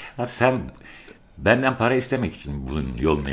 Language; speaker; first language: Turkish; native; Turkish